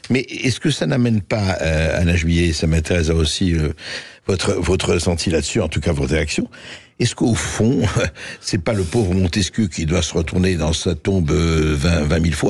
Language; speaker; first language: French; native; French